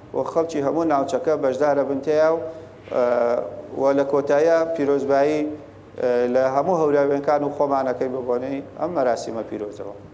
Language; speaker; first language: Central Kurdish; non-native, local second language; Gurani